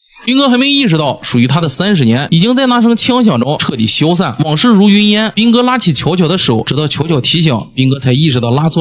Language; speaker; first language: Chinese; native; Chinese